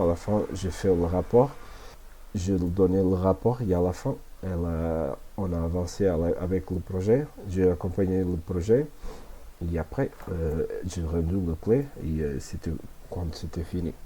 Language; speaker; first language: French; non-native, fluent; Portuguese